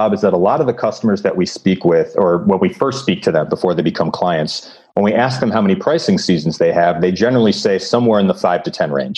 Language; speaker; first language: English; native; English